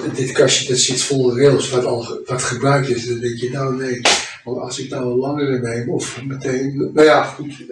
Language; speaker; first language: Dutch; early bilingual, other home language; French